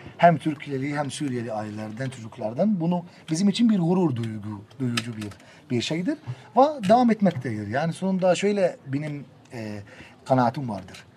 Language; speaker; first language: Turkish; non-native, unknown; Arabic